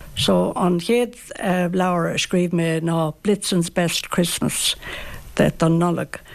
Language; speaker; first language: Irish; non-native, local second language; English